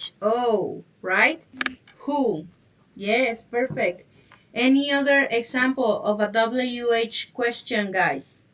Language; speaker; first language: English; non-native, fluent; Spanish